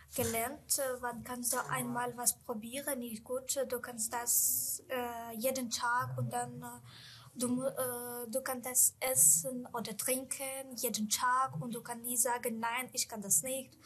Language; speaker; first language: German; non-native, learner; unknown